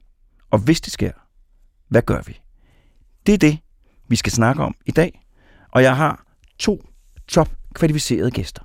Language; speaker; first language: Danish; native; Danish